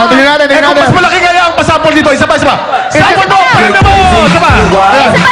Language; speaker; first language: Filipino; native; Filipino